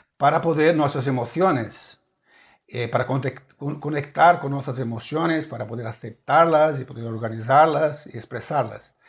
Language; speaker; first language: Spanish; non-native, fluent; Portuguese